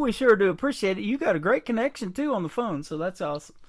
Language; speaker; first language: English; native; English